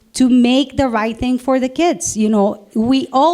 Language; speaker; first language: English; non-native, fluent; Spanish